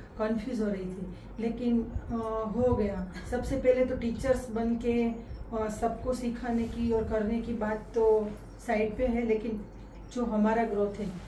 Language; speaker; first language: Hindi; non-native, local second language; Gujarati